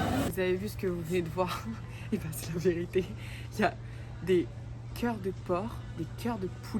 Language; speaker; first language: French; native; French